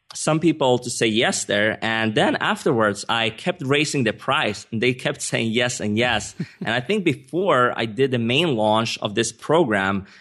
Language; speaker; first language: English; non-native, fluent; Swedish